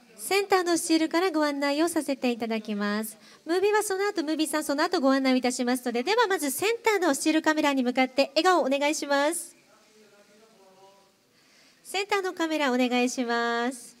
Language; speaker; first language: Japanese; native; Japanese